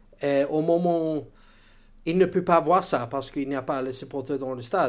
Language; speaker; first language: French; non-native, learner; English